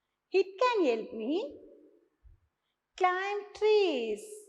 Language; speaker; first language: English; non-native, local second language; Tamil